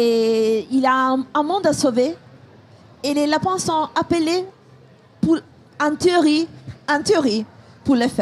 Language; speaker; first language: French; non-native, fluent; Italian